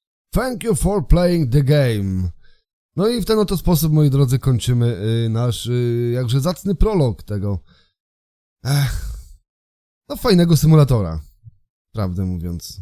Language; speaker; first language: Polish; native; Polish